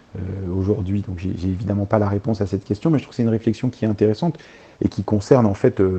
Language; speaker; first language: French; early bilingual, other home language; Arabic